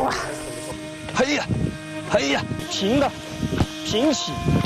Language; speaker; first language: Chinese; native; Chinese